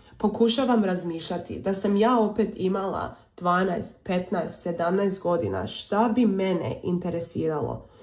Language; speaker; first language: Serbian; early bilingual, heritage; Croatian